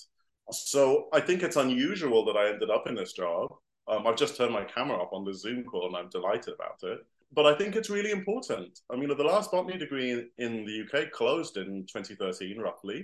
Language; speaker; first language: English; native; English